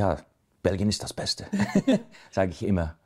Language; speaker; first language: German; non-native, learner; Dutch